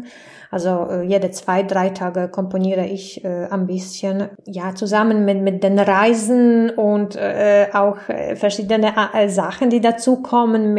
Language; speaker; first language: German; non-native, fluent; Polish